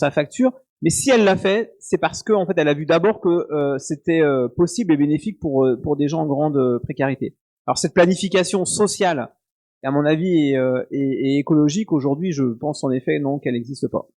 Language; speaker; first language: French; native; French